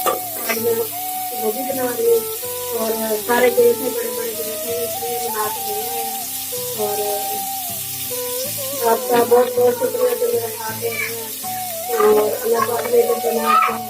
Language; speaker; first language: Hindi; non-native, local second language; Punjabi